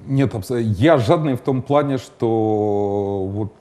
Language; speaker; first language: Russian; non-native, local second language; Ukrainian